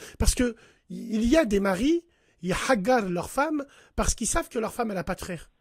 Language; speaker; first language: French; early bilingual, other home language; Arabic